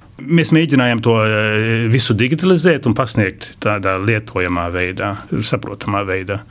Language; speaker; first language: Latvian; early bilingual, heritage; Latvian